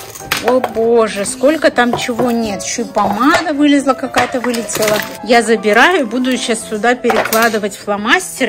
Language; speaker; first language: Russian; native; Russian